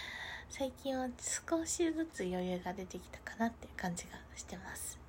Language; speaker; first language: Japanese; native; Japanese